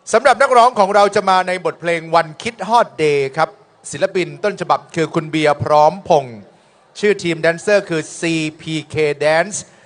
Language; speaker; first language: Thai; native; Thai